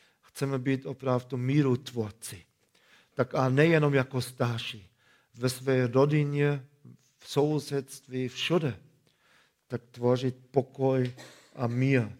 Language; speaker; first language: Czech; non-native, fluent; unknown